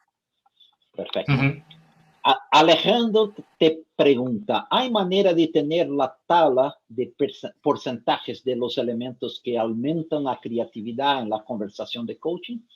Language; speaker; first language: Spanish; non-native, fluent; Portuguese